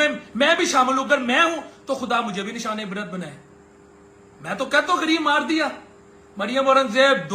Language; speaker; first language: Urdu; non-native, local second language; Punjabi